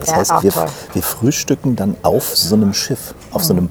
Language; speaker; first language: German; native; German